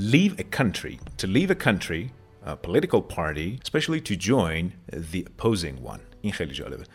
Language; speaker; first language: English; non-native, fluent; Persian